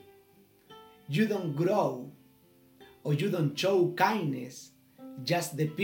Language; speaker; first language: English; non-native, learner; Spanish